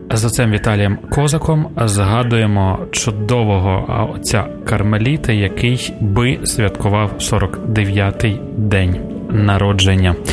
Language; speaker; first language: Ukrainian; native; Ukrainian